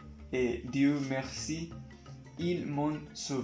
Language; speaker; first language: French; non-native, learner; Spanish